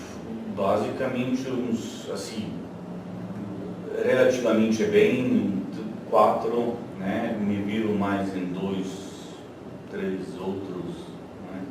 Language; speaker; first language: Portuguese; non-native, fluent; Slovenian